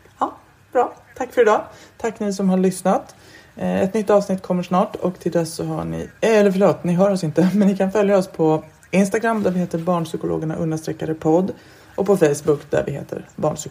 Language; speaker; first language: Swedish; native; Swedish